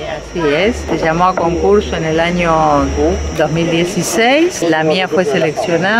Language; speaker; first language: Spanish; early bilingual, other home language; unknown